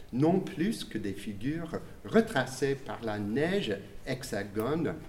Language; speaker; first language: French; non-native, fluent; English